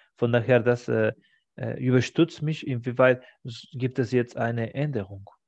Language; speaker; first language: German; non-native, fluent; Spanish